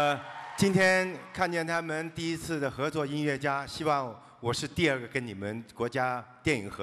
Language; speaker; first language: Chinese; non-native, local second language; Cantonese